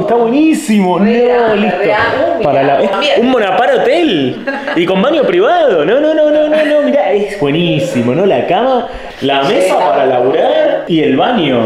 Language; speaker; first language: Spanish; native; Spanish